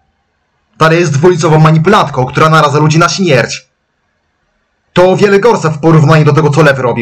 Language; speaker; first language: Polish; native; Polish